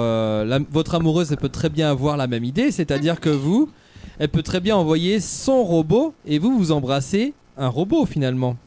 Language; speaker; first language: French; native; French